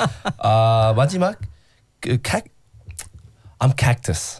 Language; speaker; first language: Korean; non-native, learner; English